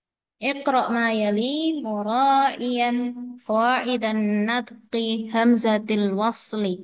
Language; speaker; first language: Arabic; non-native, fluent; Indonesian